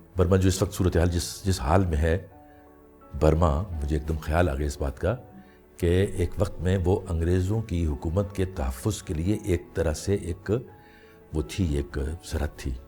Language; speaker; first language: Urdu; non-native, local second language; Punjabi